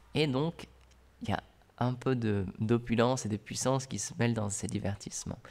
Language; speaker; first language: French; native; French